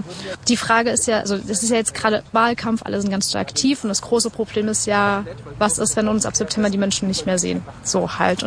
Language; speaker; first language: German; native; German